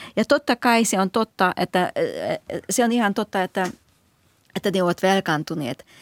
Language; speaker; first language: Finnish; non-native, fluent; Hungarian